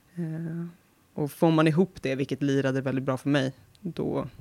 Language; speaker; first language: Swedish; native; Swedish